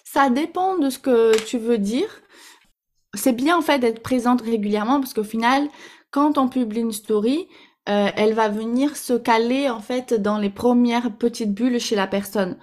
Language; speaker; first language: French; non-native, fluent; Portuguese